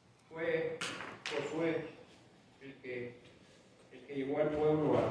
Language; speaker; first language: Spanish; native; Spanish